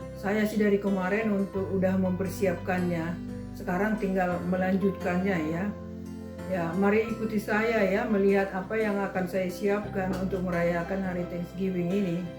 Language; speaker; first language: Indonesian; native; Indonesian